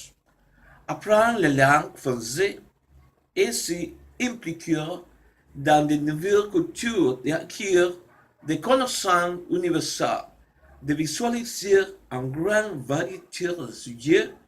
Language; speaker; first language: French; non-native, learner; Spanish